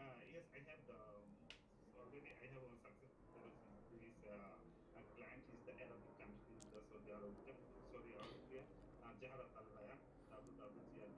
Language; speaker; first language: English; non-native, learner; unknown